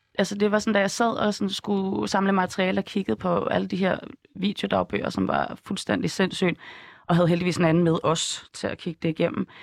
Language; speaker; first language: Danish; native; Danish